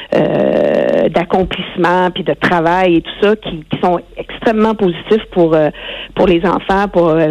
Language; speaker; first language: French; native; French